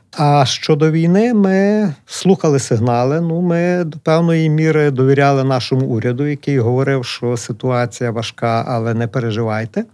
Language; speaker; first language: Ukrainian; native; Ukrainian